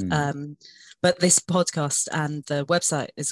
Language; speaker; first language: English; native; English